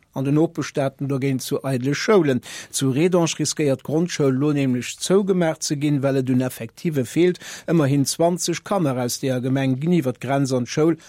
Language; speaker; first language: Luxembourgish; native; Luxembourgish